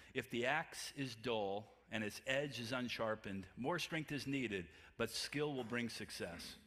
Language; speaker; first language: English; native; English